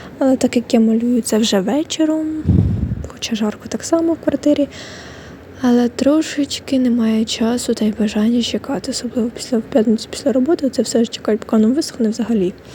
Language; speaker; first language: Ukrainian; non-native, local second language; Russian